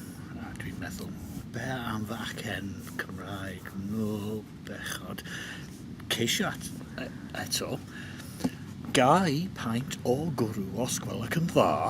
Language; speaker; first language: Welsh; non-native, fluent; English